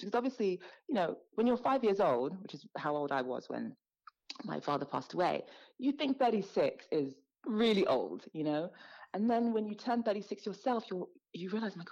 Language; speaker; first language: English; native; English